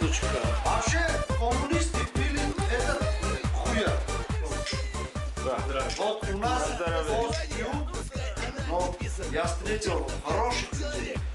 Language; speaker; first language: Russian; non-native, fluent; Armenian